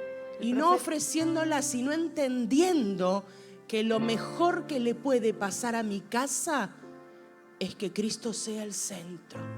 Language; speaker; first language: Spanish; native; Spanish